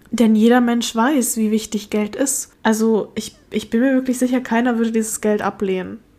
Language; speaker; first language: German; early bilingual, other home language; Russian